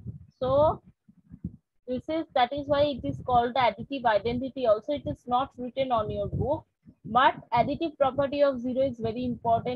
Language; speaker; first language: English; non-native, local second language; Bangla